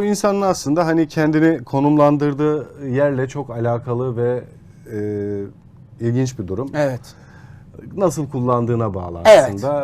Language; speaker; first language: Turkish; native; Turkish